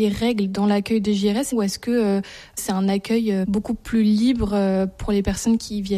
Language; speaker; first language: French; native; French